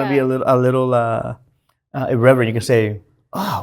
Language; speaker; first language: English; native; English